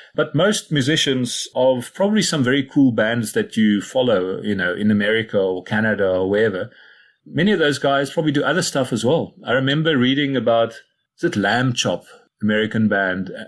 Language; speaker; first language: English; non-native, local second language; Afrikaans